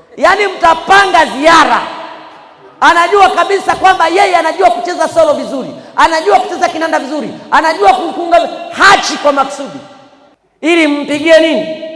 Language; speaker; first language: Swahili; native; Swahili